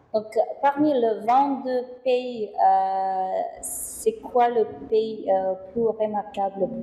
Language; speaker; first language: French; non-native, fluent; Indonesian